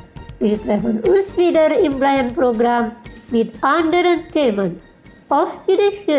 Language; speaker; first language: German; non-native, learner; Indonesian